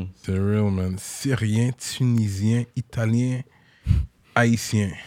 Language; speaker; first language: French; native; French